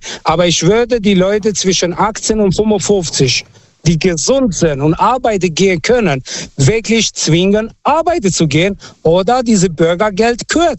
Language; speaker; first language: German; non-native, fluent; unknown